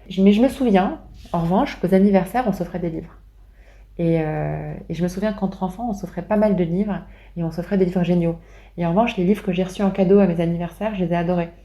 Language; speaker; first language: French; native; French